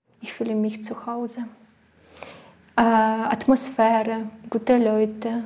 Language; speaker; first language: German; non-native, learner; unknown